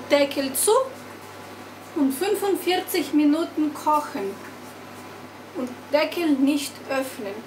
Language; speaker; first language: German; non-native, fluent; Russian